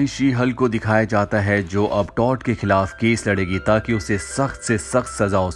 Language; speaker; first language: Hindi; native; Hindi